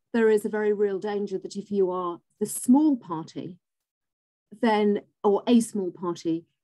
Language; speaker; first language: English; native; English